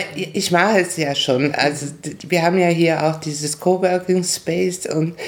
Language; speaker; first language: German; non-native, fluent; Spanish